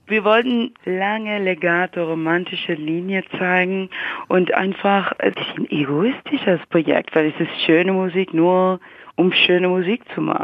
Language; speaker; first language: German; non-native, fluent; English